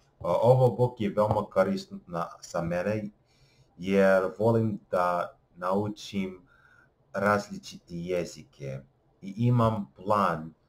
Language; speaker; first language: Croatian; non-native, learner; English